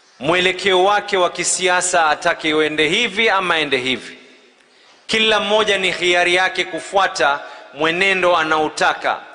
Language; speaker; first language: Swahili; native; Swahili